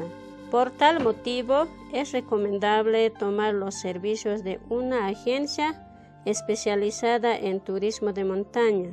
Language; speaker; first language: Spanish; native; Spanish